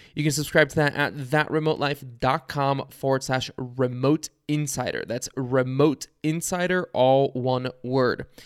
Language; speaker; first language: English; early bilingual, other home language; Bulgarian